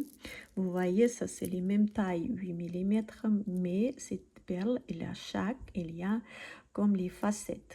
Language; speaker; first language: French; non-native, learner; Russian